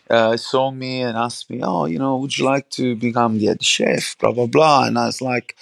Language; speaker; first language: English; non-native, fluent; Italian